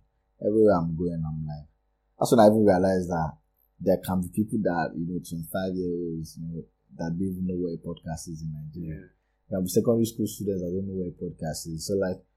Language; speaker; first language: English; non-native, local second language; Yoruba